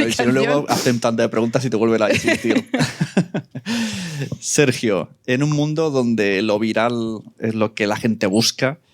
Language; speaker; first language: Spanish; native; Spanish